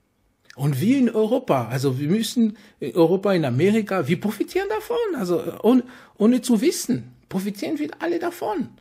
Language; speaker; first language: German; non-native, fluent; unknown